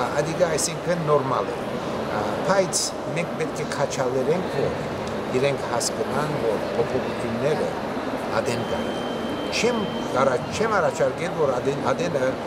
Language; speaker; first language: Armenian; early bilingual, heritage; Armenian